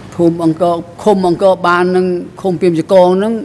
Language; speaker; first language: Khmer; native; Khmer